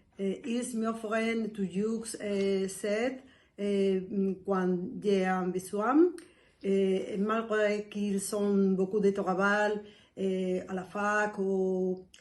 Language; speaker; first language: French; non-native, fluent; Spanish